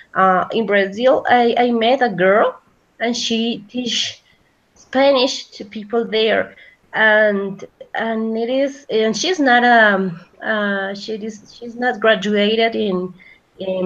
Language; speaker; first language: English; non-native, fluent; Spanish